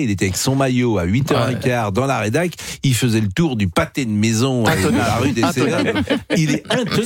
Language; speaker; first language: French; native; French